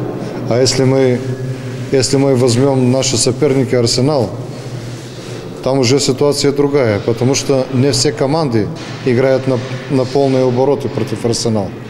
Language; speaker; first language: Russian; non-native, fluent; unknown